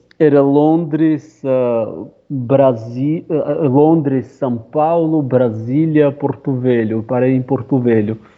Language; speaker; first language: Portuguese; non-native, fluent; Armenian